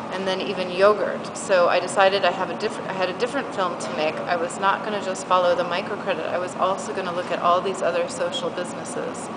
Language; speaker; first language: English; native; English